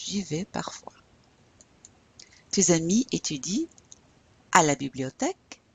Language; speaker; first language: French; non-native, fluent; English